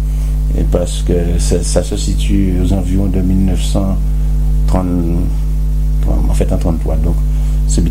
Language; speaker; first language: French; non-native, local second language; Guadeloupean Creole French